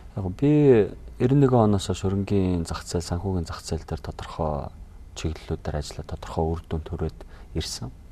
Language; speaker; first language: Mongolian; native; Mongolian